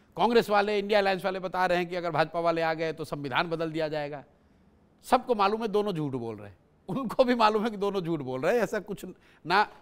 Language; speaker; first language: Hindi; native; Hindi